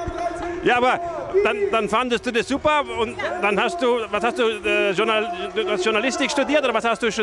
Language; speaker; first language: German; native; German